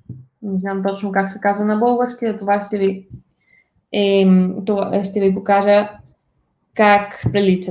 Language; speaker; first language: Bulgarian; non-native, fluent; Spanish